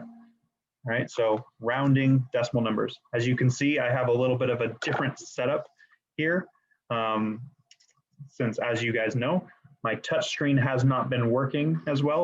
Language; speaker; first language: English; native; English